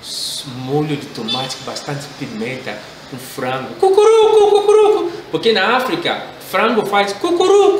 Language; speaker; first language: Portuguese; non-native, learner; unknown